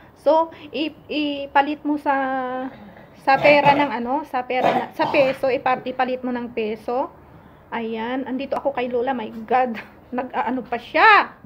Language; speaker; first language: Filipino; native; Filipino